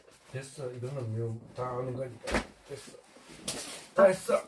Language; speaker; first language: Korean; native; Korean